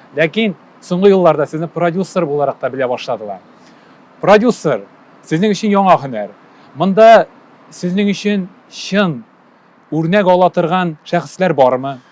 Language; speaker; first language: Tatar; native; Tatar